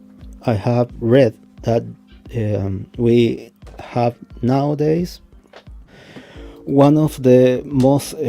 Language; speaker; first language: English; non-native, fluent; Spanish